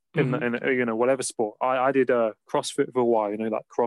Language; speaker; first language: English; native; English